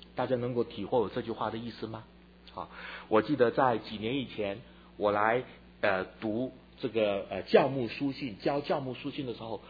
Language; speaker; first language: Chinese; native; Chinese